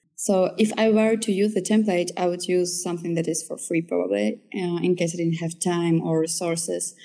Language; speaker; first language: English; early bilingual, other home language; Czech